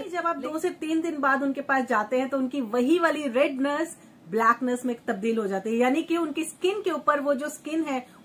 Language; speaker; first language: Hindi; native; Hindi